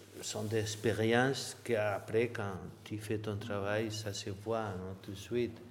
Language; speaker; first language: French; non-native, learner; Spanish